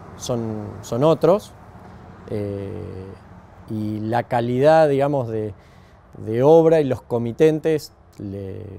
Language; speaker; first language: Spanish; native; Spanish